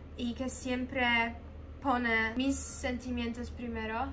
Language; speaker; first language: Spanish; non-native, fluent; Polish